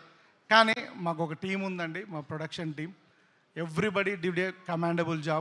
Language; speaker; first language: Telugu; native; Telugu